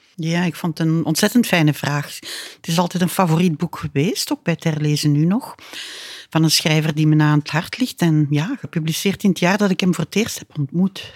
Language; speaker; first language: Dutch; native; Dutch